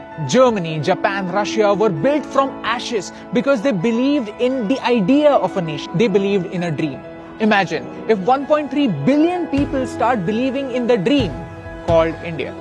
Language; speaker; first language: English; non-native, local second language; Hindi